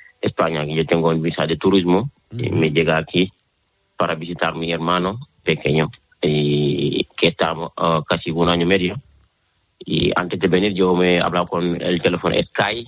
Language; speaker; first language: Spanish; non-native, learner; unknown